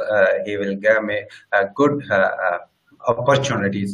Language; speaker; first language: English; non-native, learner; Sindhi